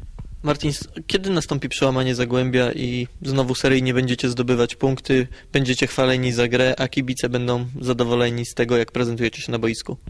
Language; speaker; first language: Polish; native; Polish